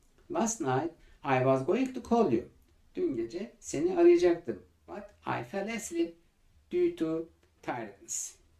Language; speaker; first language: English; non-native, fluent; Turkish